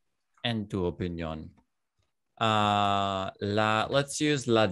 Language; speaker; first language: Spanish; non-native, learner; English